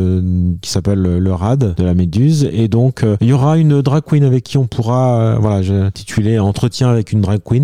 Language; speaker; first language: French; native; French